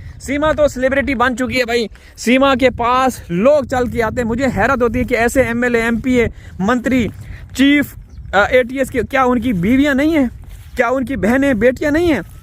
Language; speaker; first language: Urdu; non-native, local second language; Punjabi